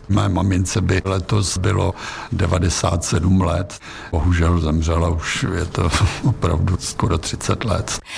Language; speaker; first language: Czech; native; Czech